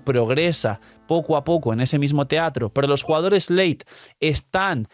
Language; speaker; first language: Spanish; native; Spanish